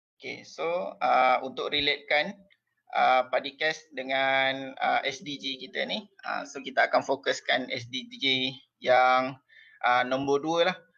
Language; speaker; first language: Malay; native; Malay